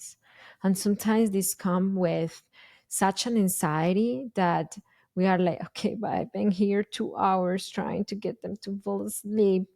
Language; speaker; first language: English; non-native, fluent; Spanish